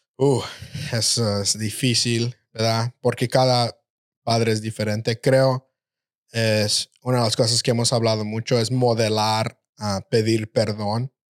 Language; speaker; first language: Spanish; early bilingual, heritage; Spanish